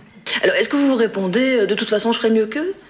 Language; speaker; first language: French; native; French